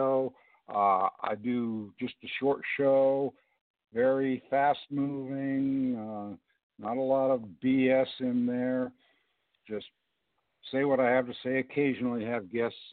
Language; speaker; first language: English; native; English